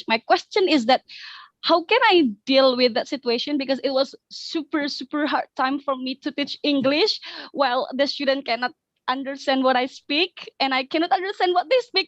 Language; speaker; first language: English; non-native, fluent; Indonesian